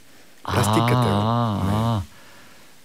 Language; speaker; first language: Korean; non-native, learner; French